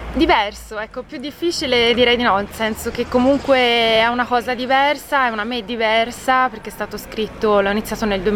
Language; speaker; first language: Italian; native; Italian